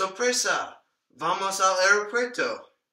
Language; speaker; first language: Spanish; non-native, learner; English